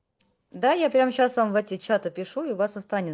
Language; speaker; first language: Russian; native; Russian